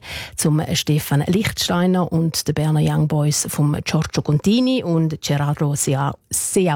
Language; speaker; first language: German; native; German